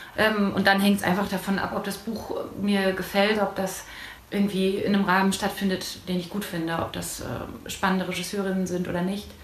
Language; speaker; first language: German; native; German